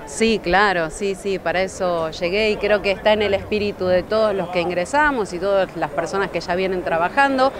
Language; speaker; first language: Spanish; native; Spanish